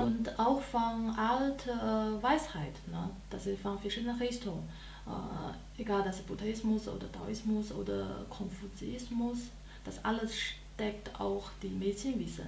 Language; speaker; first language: German; non-native, learner; Chinese